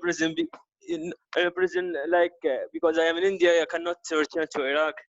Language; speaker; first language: English; non-native, local second language; Arabic